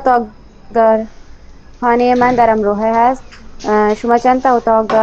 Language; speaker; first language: Persian; non-native, learner; Urdu